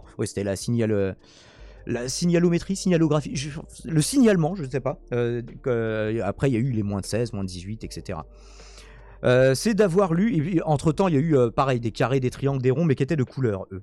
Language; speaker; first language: French; native; French